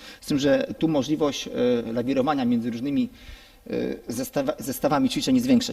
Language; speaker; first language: Polish; native; Polish